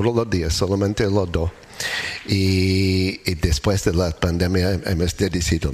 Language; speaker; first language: Spanish; non-native, learner; English